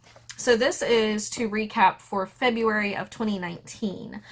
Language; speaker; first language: English; native; English